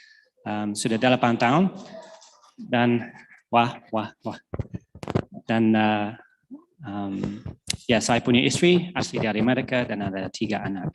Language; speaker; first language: Indonesian; non-native, fluent; English